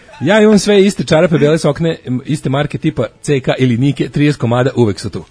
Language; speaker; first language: Serbian; native; Serbian